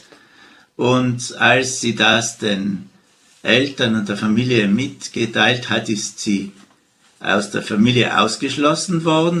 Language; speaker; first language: German; native; German